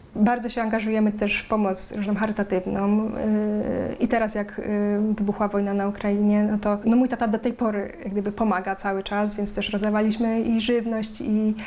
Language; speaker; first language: Polish; native; Polish